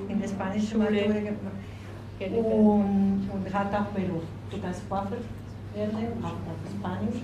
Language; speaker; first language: German; non-native, learner; Spanish